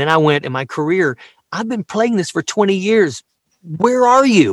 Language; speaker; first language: English; native; English